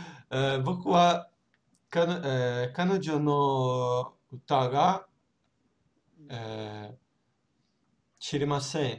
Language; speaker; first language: Japanese; non-native, learner; Portuguese